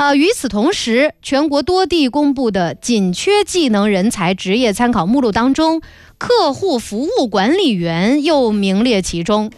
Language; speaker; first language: Chinese; native; Chinese